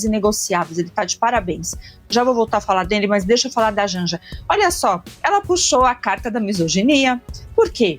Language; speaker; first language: Portuguese; native; Portuguese